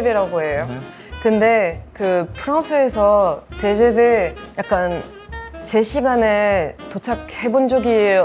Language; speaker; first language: Korean; non-native, fluent; French